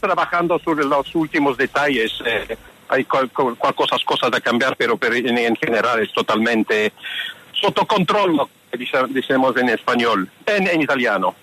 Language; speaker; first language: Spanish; non-native, fluent; French